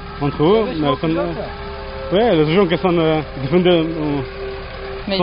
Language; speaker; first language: French; non-native, learner; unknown